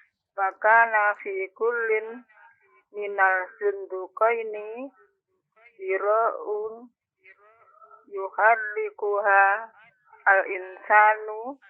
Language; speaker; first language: Arabic; non-native, learner; Indonesian